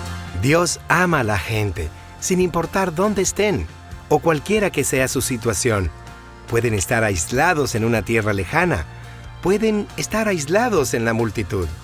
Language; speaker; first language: Spanish; native; Spanish